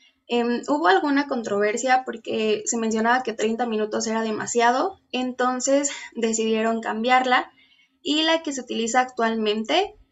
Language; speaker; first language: Spanish; native; Spanish